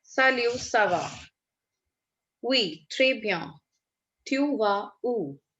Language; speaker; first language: French; non-native, fluent; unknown